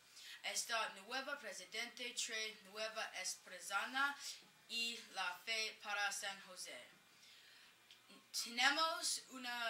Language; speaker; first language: Spanish; non-native, learner; English